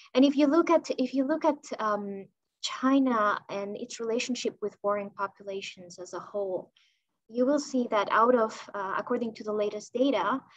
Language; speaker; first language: English; non-native, fluent; Chinese